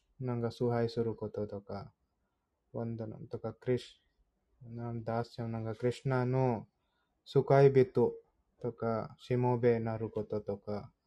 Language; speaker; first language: Japanese; non-native, fluent; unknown